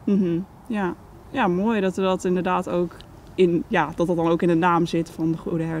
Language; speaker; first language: Dutch; native; Dutch